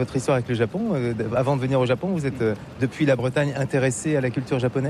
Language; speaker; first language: French; native; French